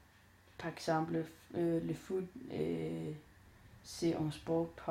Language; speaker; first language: French; non-native, learner; Danish